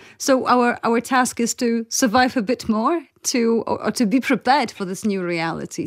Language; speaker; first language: English; non-native, fluent; Polish